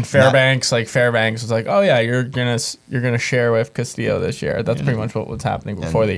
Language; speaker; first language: English; native; English